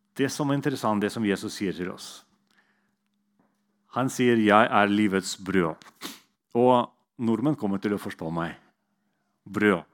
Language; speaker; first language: Norwegian; non-native, fluent; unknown